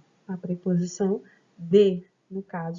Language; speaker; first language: Portuguese; native; Portuguese